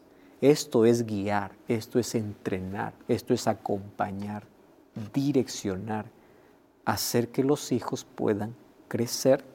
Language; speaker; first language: Spanish; native; Spanish